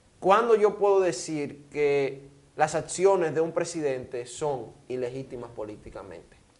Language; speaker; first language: Spanish; native; Spanish